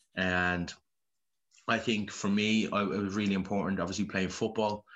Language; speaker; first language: English; native; English